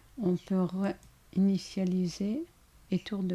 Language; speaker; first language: French; native; French